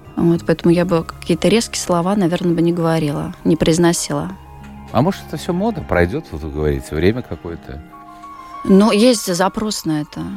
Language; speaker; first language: Russian; native; Russian